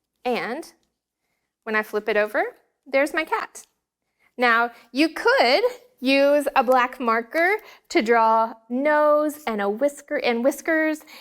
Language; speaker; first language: English; native; English